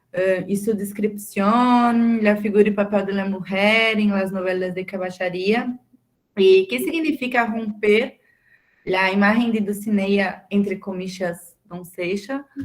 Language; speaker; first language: Spanish; non-native, fluent; Portuguese